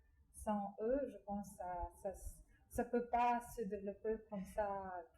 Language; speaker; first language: French; non-native, fluent; Russian